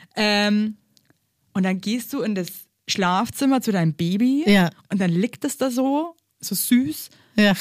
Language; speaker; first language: German; early bilingual, other home language; Kinyarwanda